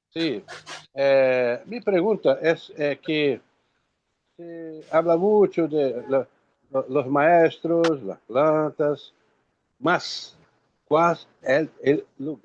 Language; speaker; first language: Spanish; non-native, learner; Portuguese